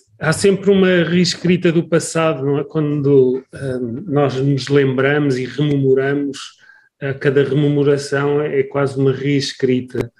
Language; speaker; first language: Portuguese; native; Portuguese